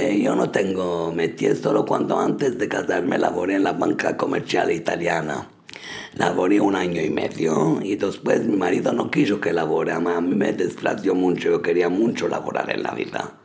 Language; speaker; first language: Spanish; early bilingual, heritage; Spanish